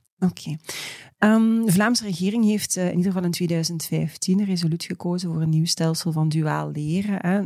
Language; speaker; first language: Dutch; native; Dutch